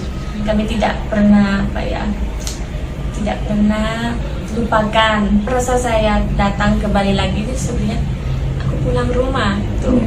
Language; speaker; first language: Indonesian; non-native, learner; Thai